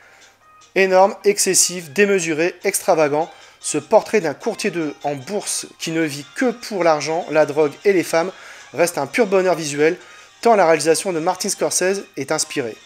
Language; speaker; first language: French; native; French